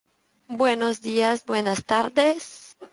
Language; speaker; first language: Spanish; non-native, fluent; French